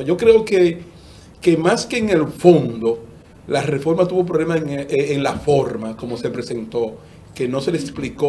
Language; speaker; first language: Spanish; native; Spanish